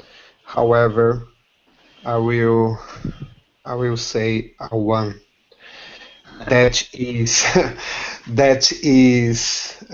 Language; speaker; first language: English; non-native, learner; Portuguese